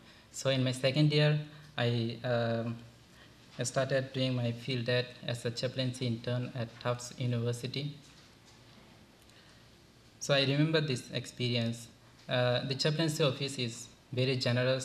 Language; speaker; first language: English; non-native, local second language; Bangla